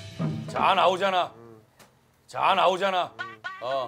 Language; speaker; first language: Korean; native; Korean